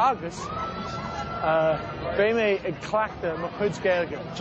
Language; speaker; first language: Irish; non-native, learner; English